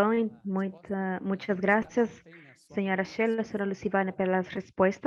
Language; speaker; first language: Spanish; non-native, learner; Portuguese